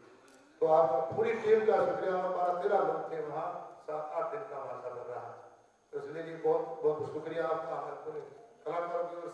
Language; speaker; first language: Hindi; native; Hindi